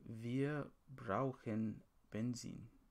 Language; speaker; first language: German; non-native, learner; English